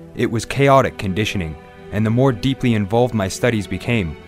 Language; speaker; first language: English; native; English